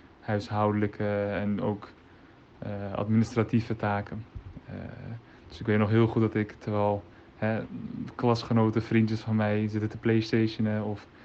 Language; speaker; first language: Dutch; early bilingual, other home language; Turkish